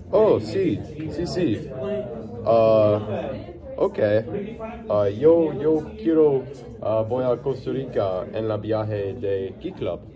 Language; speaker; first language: Spanish; non-native, learner; English